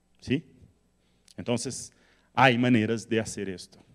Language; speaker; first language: Spanish; non-native, learner; Portuguese